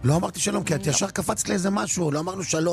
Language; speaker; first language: Hebrew; native; Hebrew